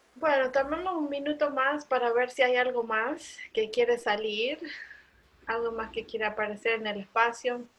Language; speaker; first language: Spanish; native; Spanish